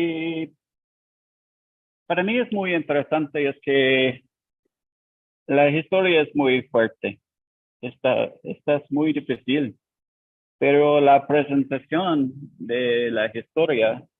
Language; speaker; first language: Spanish; non-native, learner; English